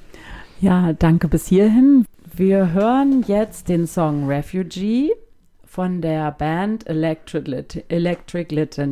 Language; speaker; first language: German; native; German